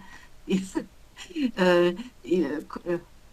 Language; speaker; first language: French; non-native, learner; German